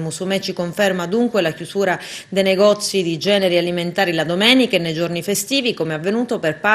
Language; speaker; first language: Italian; native; Italian